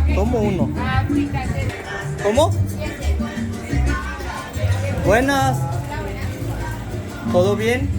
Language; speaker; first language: Spanish; non-native, learner; French